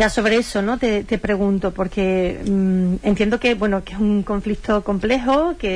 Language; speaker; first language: Spanish; native; Spanish